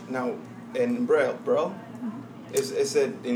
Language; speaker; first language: English; non-native, fluent; Spanish